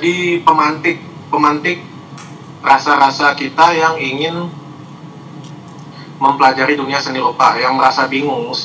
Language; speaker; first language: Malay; non-native, local second language; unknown